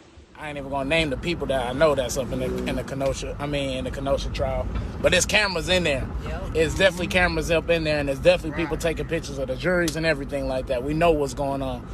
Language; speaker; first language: English; native; English